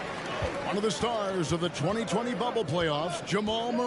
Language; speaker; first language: English; native; English